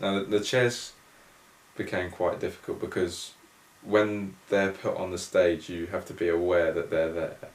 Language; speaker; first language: English; native; English